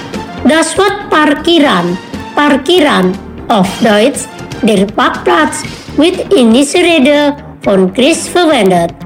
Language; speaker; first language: German; non-native, learner; Indonesian